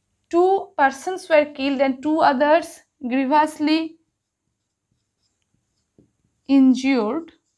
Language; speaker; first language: English; non-native, local second language; Bangla